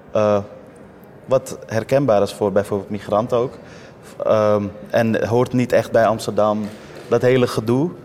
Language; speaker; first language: Dutch; early bilingual, other home language; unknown